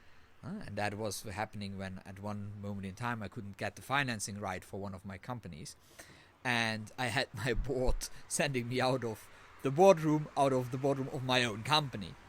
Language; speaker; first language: English; non-native, fluent; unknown